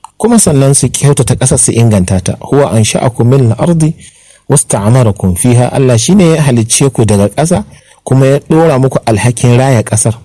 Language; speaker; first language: Hausa; native; Hausa